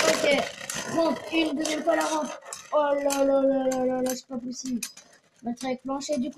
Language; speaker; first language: French; native; French